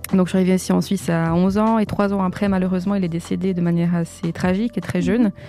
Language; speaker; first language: French; early bilingual, other home language; Portuguese